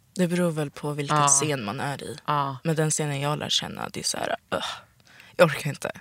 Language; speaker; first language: Swedish; native; Swedish